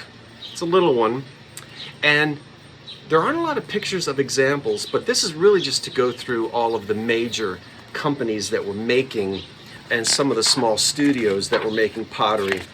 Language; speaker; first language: English; native; English